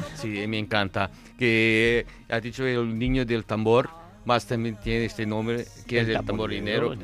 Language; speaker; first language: Spanish; non-native, fluent; Portuguese